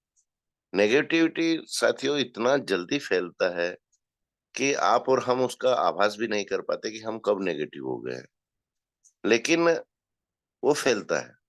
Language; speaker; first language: Hindi; native; Hindi